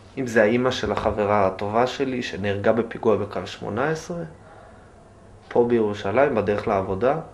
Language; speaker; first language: Hebrew; native; Hebrew